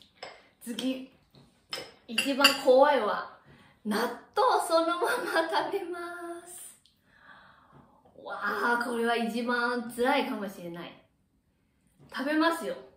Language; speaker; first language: Japanese; non-native, learner; Chinese